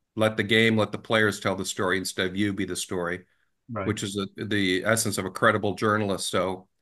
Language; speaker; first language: English; native; English